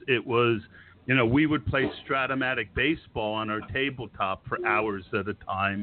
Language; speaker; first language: English; native; English